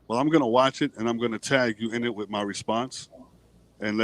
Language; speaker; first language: English; native; English